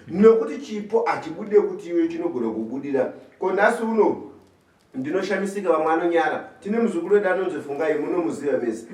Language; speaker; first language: Shona; non-native, fluent; Nyanja